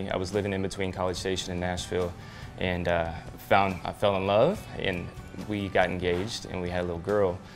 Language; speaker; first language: English; native; English